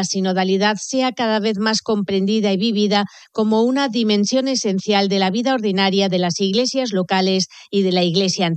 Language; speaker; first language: Spanish; native; Spanish